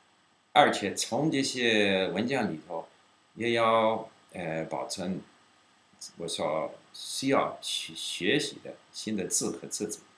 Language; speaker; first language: Chinese; non-native, fluent; English